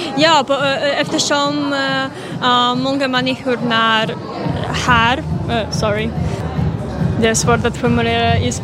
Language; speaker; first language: Swedish; non-native, learner; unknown